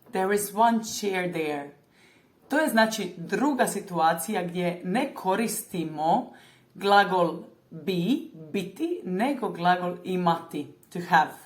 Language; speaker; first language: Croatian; native; Croatian